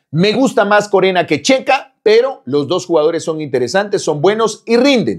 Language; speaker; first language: Spanish; native; Spanish